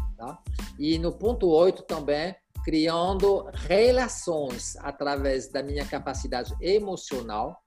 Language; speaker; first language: Portuguese; non-native, fluent; French